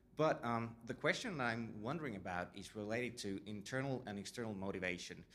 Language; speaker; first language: English; non-native, fluent; Finnish